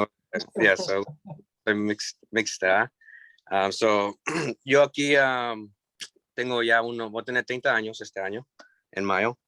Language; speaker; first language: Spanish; early bilingual, heritage; English